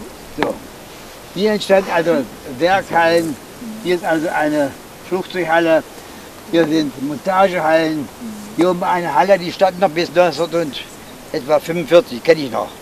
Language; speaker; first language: German; native; German